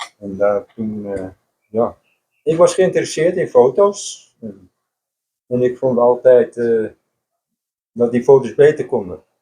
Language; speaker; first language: Dutch; native; Dutch